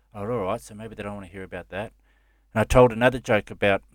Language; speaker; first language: English; native; English